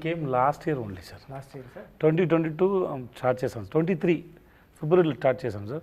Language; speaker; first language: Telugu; non-native, learner; Tamil